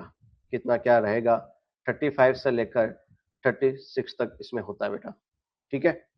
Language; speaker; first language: Hindi; native; Hindi